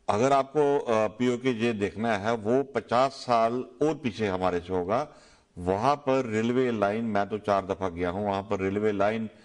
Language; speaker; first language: Urdu; non-native, local second language; Dogri